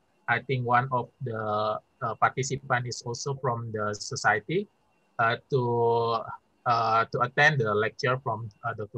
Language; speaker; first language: English; non-native, fluent; Indonesian